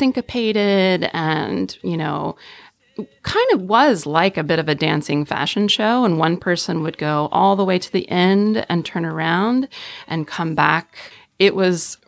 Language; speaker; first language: English; native; English